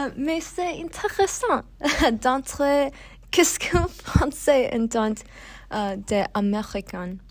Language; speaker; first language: French; non-native, learner; English